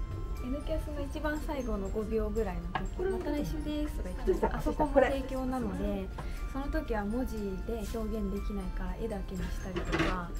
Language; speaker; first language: Japanese; native; Japanese